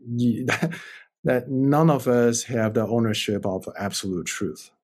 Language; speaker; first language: English; non-native, fluent; Chinese